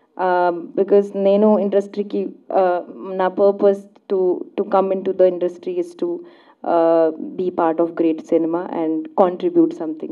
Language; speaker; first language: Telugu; non-native, learner; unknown